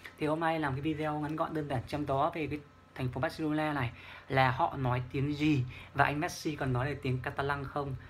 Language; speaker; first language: Vietnamese; native; Vietnamese